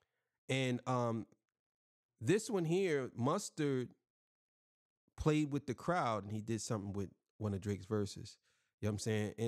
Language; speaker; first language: English; native; English